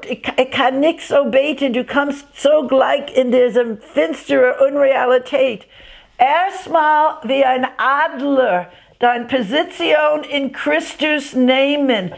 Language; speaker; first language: German; non-native, fluent; English